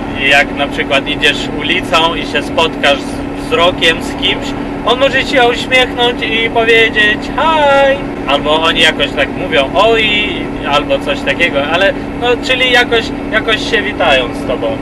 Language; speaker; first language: Polish; non-native, fluent; Ukrainian